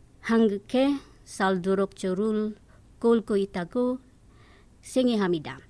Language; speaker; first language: Korean; non-native, learner; English